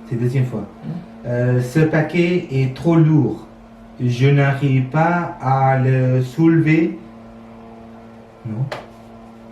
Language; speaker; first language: French; non-native, learner; Sinhala